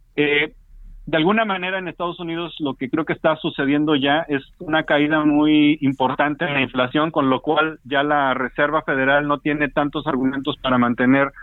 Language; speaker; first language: Spanish; native; Spanish